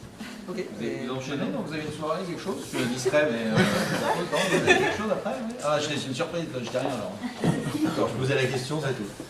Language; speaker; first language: French; native; French